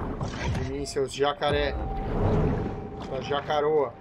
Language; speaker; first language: Portuguese; native; Portuguese